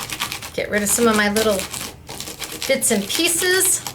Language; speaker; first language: English; native; English